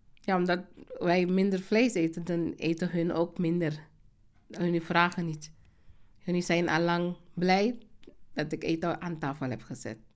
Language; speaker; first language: Dutch; non-native, fluent; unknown